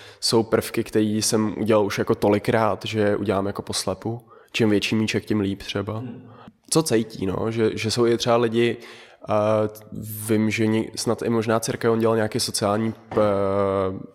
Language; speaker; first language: Czech; early bilingual, other home language; Dutch